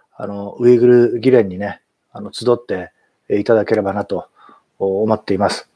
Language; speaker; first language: Japanese; native; Japanese